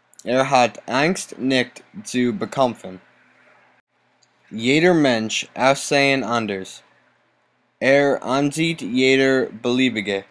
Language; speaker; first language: German; non-native, learner; English